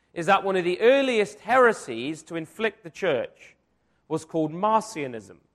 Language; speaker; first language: English; native; English